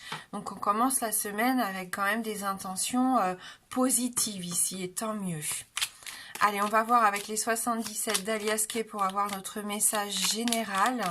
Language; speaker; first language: French; native; French